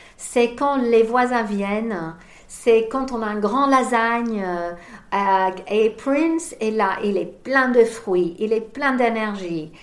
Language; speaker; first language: French; non-native, fluent; English